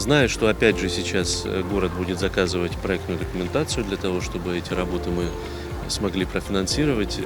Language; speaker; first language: Russian; native; Russian